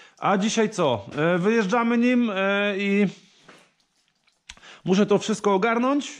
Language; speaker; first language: Polish; native; Polish